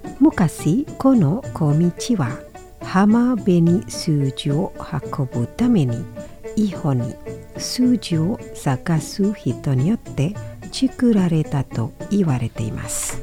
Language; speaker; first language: Japanese; non-native, fluent; Indonesian